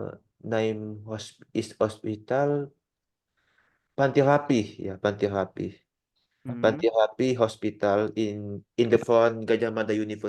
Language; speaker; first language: English; non-native, learner; Indonesian